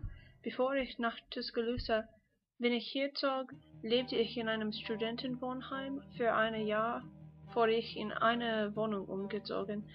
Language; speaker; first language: German; non-native, learner; English